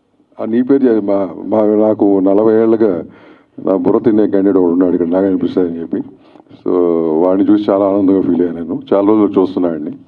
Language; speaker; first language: Telugu; native; Telugu